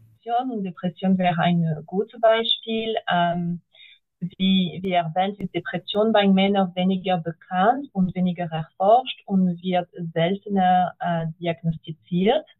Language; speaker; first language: German; non-native, fluent; English